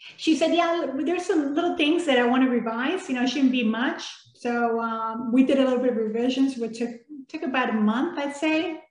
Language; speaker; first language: English; early bilingual, other home language; Spanish